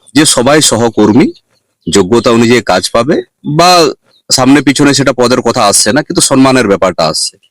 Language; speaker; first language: Bangla; non-native, local second language; Santali